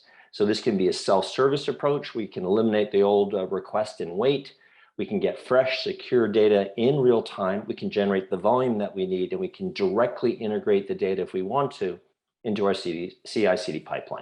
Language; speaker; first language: English; native; English